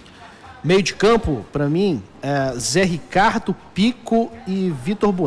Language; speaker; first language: Portuguese; native; Portuguese